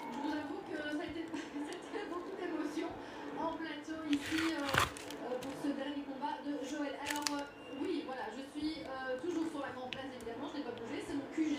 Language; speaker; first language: French; native; French